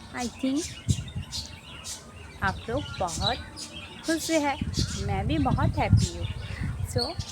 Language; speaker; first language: Hindi; non-native, local second language; Bangla